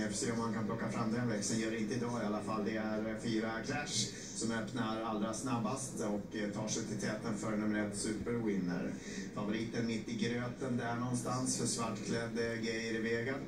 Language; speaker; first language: Swedish; native; Swedish